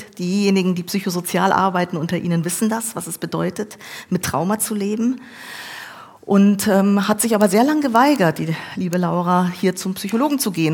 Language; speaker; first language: German; native; German